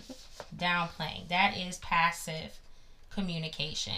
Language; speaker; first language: English; native; English